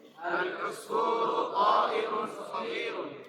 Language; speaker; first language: Arabic; non-native, learner; Indonesian